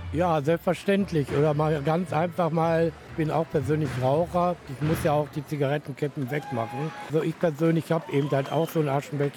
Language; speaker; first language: German; native; German